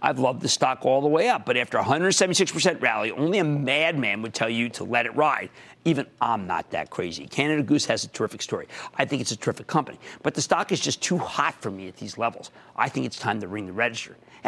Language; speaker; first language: English; native; English